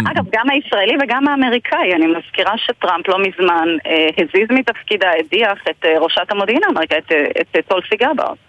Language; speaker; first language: Hebrew; native; Hebrew